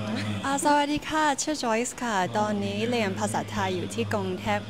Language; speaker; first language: Thai; non-native, learner; Cantonese